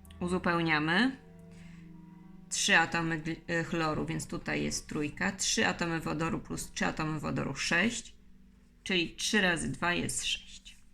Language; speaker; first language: Polish; native; Polish